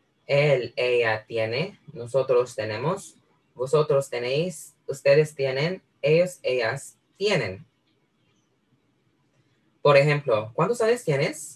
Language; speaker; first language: Spanish; non-native, fluent; Filipino